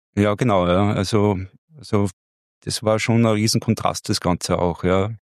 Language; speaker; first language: German; native; German